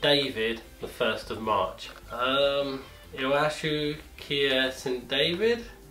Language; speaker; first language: Portuguese; non-native, learner; English